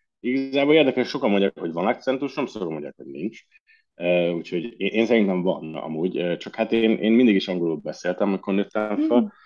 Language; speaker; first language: Hungarian; early bilingual, heritage; Hungarian